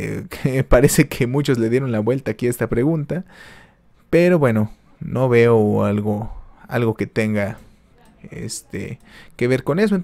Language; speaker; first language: Spanish; native; Spanish